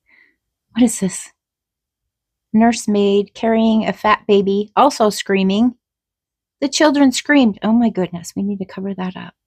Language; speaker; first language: English; native; English